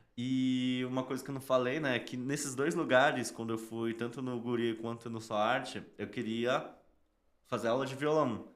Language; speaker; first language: Portuguese; native; Portuguese